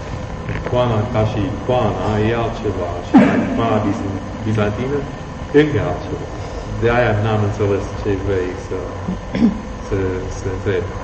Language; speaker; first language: Romanian; non-native, fluent; English